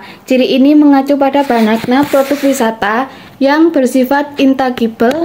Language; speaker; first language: Indonesian; native; Indonesian